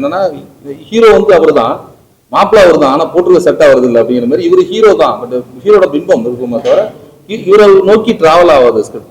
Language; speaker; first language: Tamil; native; Tamil